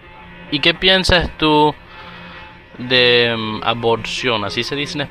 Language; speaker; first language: Spanish; early bilingual, heritage; Spanish